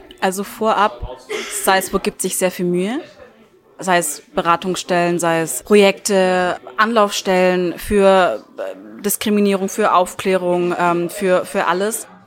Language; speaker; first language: German; early bilingual, other home language; Turkish